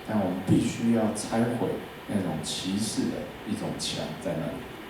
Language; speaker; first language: Chinese; native; Chinese